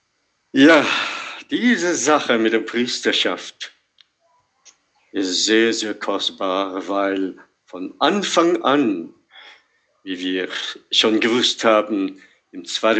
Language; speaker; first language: German; non-native, fluent; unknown